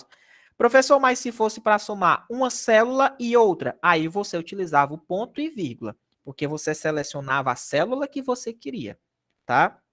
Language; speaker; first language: Portuguese; native; Portuguese